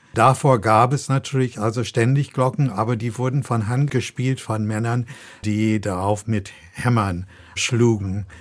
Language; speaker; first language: German; non-native, fluent; English